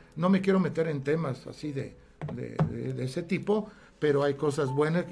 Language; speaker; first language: Spanish; non-native, fluent; Italian